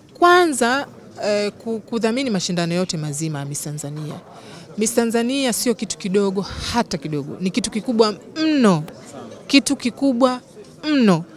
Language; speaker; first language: Swahili; native; Swahili